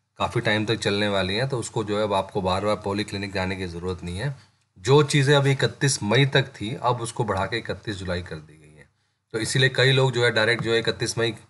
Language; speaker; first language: Hindi; native; Hindi